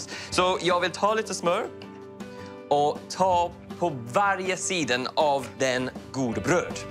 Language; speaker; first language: Swedish; non-native, learner; English